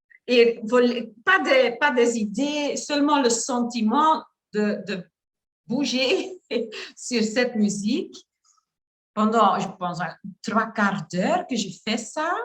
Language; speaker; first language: French; non-native, learner; Dutch